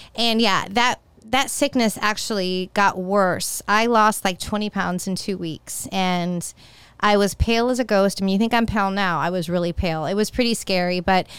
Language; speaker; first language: English; native; English